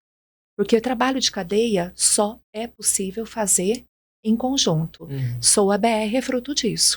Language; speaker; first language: Portuguese; native; Portuguese